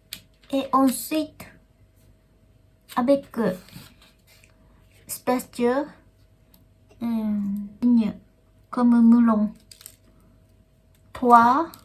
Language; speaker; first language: French; non-native, learner; Japanese